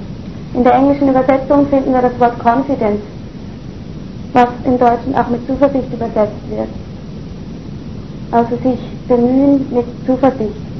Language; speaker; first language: German; native; German